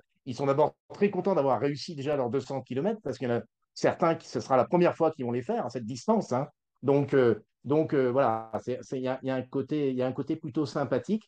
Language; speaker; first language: French; native; French